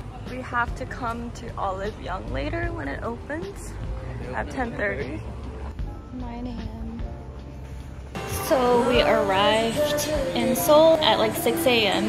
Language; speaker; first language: English; early bilingual, other home language; Korean